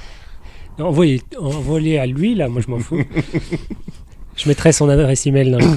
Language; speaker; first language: French; native; French